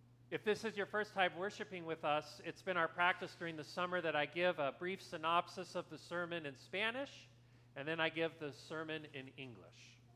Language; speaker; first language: English; native; English